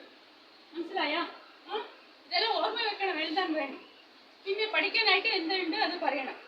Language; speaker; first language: Malayalam; non-native, learner; Kannada